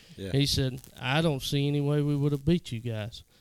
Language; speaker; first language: English; native; English